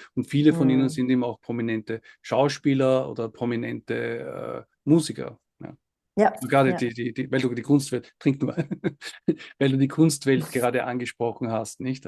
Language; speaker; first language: German; native; German